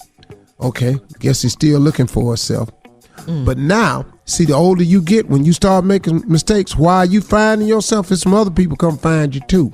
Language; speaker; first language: English; native; English